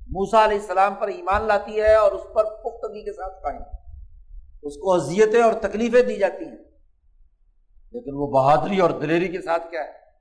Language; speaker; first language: Urdu; non-native, local second language; Punjabi